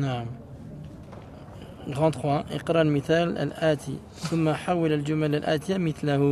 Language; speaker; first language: Arabic; non-native, fluent; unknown